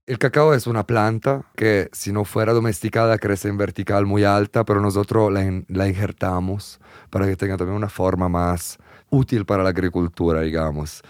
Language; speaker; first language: Spanish; non-native, fluent; Italian